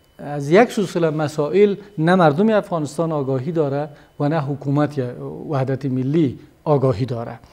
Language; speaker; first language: Persian; native; Persian